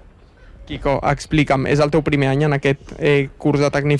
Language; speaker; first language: Catalan; native; Catalan